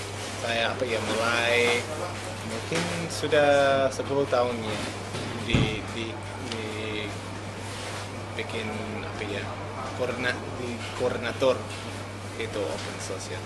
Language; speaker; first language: Indonesian; non-native, learner; English